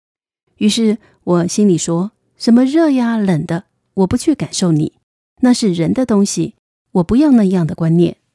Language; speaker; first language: Chinese; native; Chinese